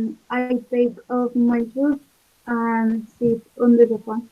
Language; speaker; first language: English; non-native, learner; Spanish